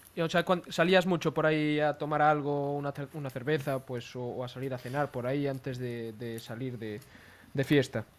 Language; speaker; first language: Spanish; native; Spanish